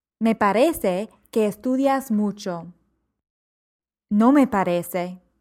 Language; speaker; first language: Spanish; non-native, fluent; English